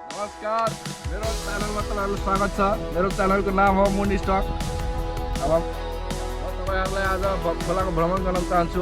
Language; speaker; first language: Nepali; non-native, local second language; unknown